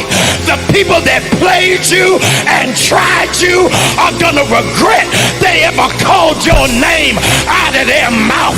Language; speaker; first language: English; native; English